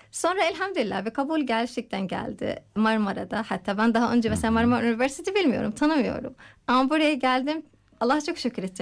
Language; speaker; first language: Turkish; non-native, fluent; Arabic